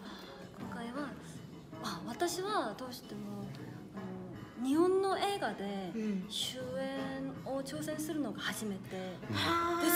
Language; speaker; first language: Japanese; non-native, fluent; Korean